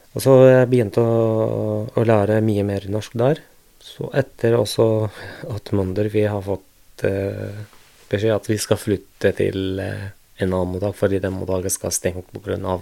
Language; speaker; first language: Norwegian; non-native, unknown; Arabic